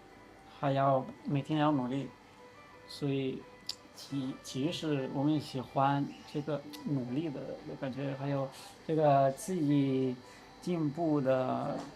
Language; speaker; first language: Chinese; non-native, learner; Spanish